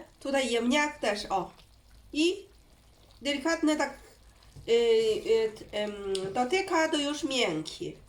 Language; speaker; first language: Polish; non-native, learner; Chinese